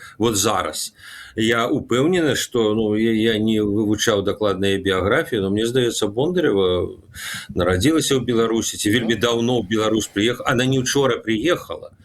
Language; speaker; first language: Belarusian; native; Belarusian